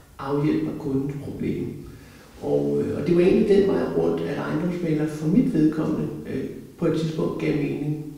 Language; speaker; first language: Danish; native; Danish